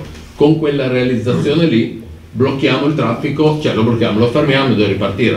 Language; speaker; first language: Italian; native; Italian